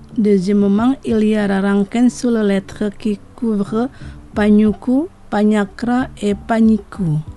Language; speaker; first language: French; non-native, fluent; Indonesian